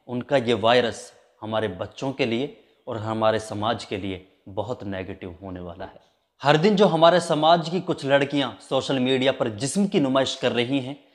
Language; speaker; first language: Hindi; native; Hindi